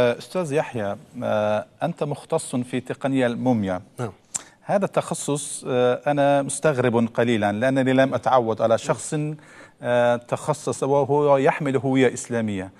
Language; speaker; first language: Arabic; non-native, fluent; Turkish